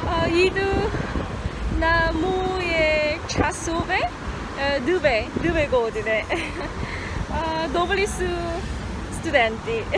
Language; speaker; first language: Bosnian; non-native, learner; Korean